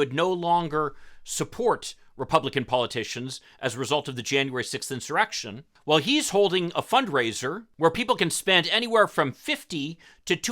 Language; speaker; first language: English; native; English